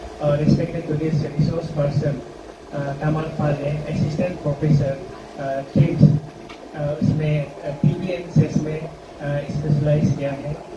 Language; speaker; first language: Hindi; non-native, local second language; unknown